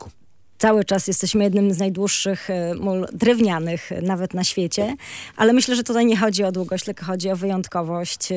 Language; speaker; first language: Polish; native; Polish